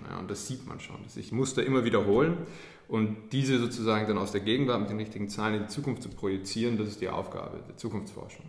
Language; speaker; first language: German; early bilingual, other home language; English